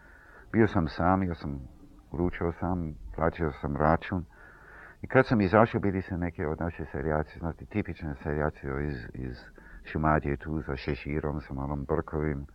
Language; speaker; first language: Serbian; early bilingual, heritage; Serbian